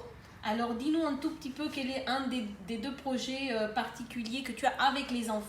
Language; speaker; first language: French; native; French